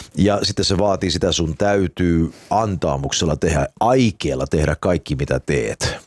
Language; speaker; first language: Finnish; early bilingual, heritage; Finnish